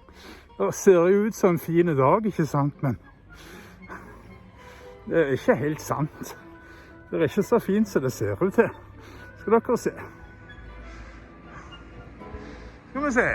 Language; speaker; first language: Norwegian; native; Norwegian